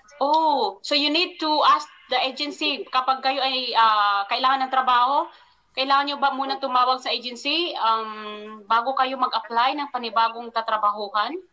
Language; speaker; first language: Filipino; non-native, local second language; Waray